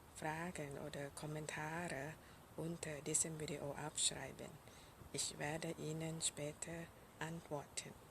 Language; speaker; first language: German; non-native, fluent; Thai